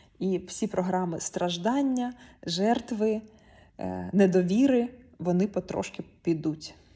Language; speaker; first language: Ukrainian; non-native, local second language; Russian